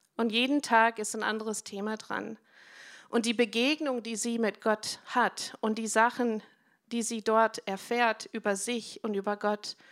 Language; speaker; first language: German; non-native, fluent; English